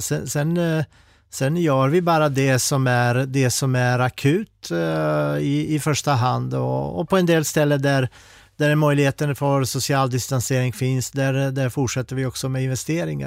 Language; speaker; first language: Swedish; non-native, fluent; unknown